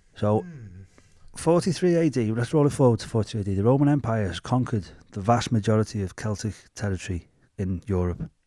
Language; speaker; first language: English; native; English